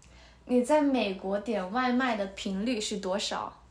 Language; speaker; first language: Chinese; non-native, learner; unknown